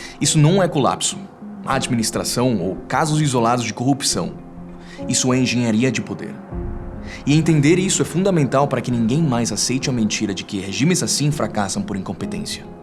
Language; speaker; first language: Portuguese; non-native, fluent; Spanish